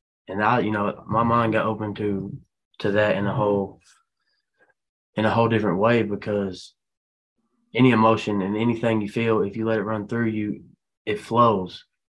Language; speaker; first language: English; native; English